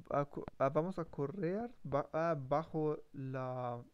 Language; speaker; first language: Spanish; non-native, learner; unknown